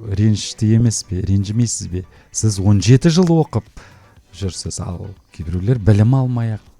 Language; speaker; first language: Kazakh; native; Kazakh